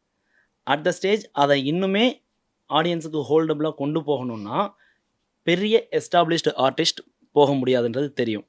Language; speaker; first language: Tamil; native; Tamil